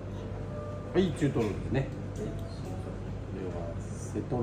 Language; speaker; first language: Japanese; non-native, fluent; Thai